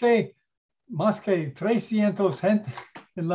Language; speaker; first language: Spanish; non-native, fluent; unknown